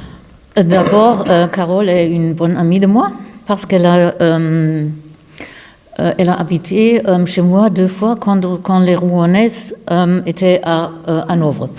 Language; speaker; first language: French; non-native, learner; German